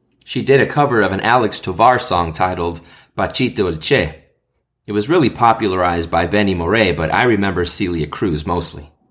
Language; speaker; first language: English; native; English